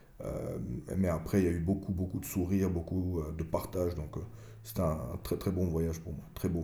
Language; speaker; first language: French; early bilingual, other home language; Albanian